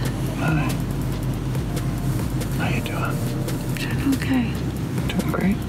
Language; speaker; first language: English; native; English